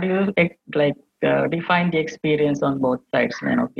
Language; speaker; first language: English; non-native, local second language; Sinhala